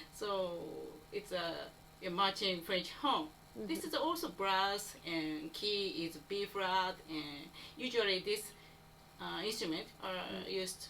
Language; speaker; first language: English; non-native, learner; Japanese